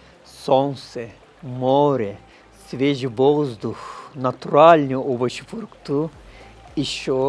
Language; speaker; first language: Russian; non-native, learner; Turkish